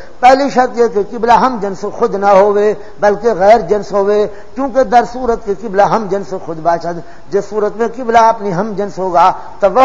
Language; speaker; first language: Urdu; non-native, local second language; Punjabi